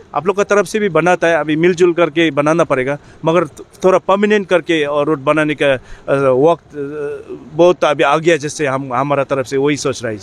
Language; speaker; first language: Hindi; non-native, fluent; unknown